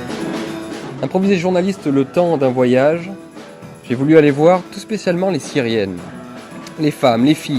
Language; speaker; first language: French; native; French